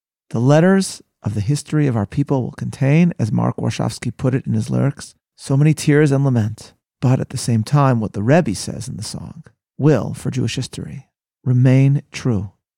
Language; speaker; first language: English; native; English